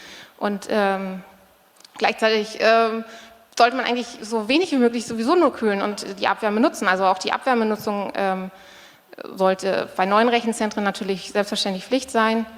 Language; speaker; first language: German; native; German